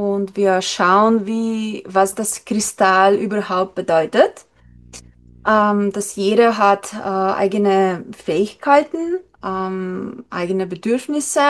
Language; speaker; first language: German; non-native, learner; Slovenian